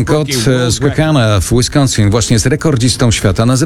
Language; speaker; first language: Polish; native; Polish